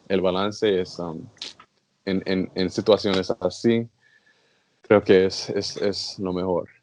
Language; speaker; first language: Spanish; non-native, learner; English